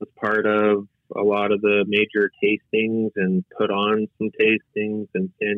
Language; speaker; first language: English; native; English